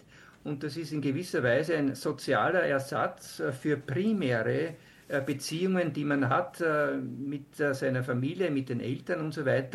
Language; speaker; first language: German; native; German